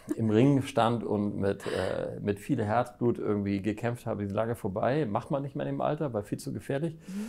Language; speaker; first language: German; native; German